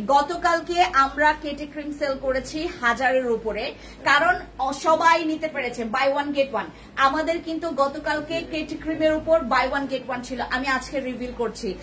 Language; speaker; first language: Bangla; non-native, local second language; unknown